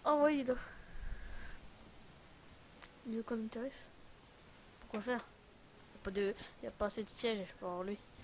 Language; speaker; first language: French; native; French